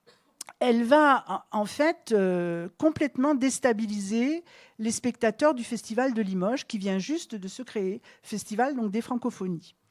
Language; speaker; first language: French; native; French